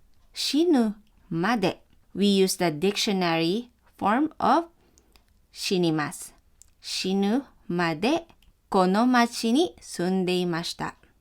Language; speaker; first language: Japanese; non-native, fluent; Filipino